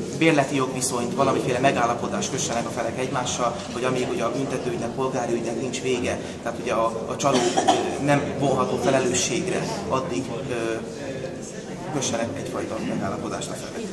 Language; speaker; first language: Hungarian; native; Hungarian